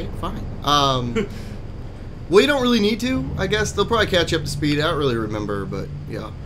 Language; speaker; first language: English; native; English